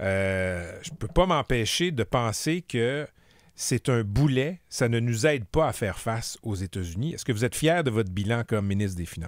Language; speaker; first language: French; native; French